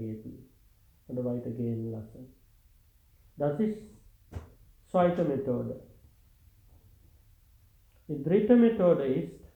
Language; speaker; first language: German; non-native, fluent; Sinhala